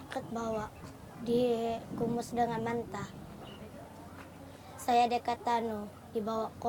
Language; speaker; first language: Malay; non-native, local second language; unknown